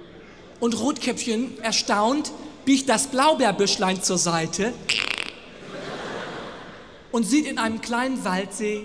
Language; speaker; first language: German; native; German